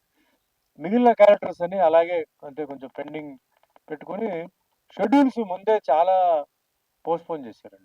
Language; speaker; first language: Telugu; native; Telugu